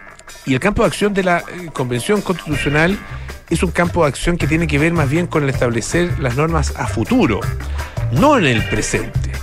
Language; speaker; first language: Spanish; native; Spanish